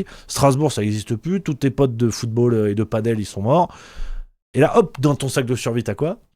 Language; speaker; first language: French; native; French